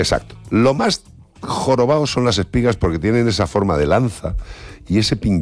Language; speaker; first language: Spanish; native; Spanish